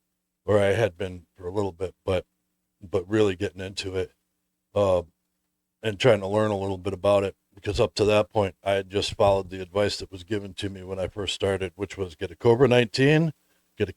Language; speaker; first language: English; native; English